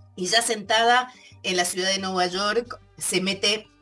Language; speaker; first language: Spanish; native; Spanish